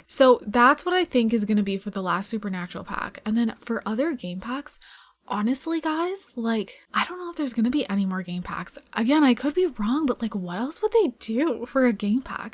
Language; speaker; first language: English; native; English